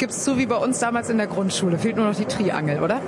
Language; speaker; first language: German; native; German